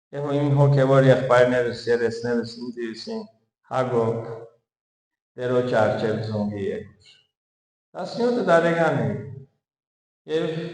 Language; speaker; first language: Armenian; early bilingual, heritage; Armenian